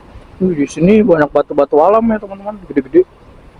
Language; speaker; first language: Indonesian; native; Indonesian